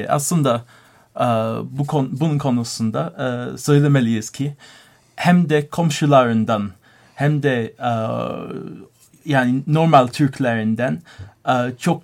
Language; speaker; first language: Turkish; non-native, learner; English